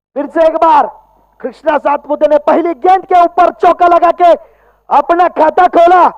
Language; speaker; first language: Hindi; non-native, local second language; Marathi